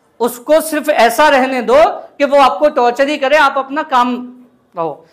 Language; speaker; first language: Hindi; native; Hindi